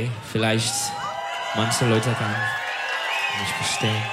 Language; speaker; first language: German; non-native, learner; Turkish